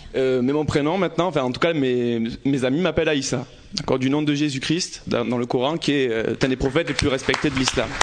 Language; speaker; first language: French; native; French